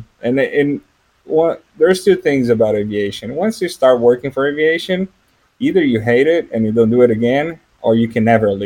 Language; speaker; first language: English; non-native, fluent; Portuguese